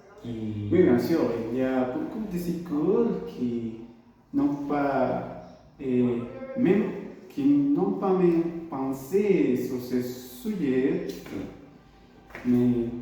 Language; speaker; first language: French; non-native, learner; Spanish